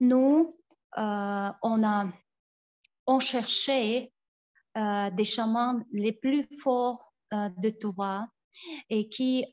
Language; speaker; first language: French; non-native, fluent; Tuvinian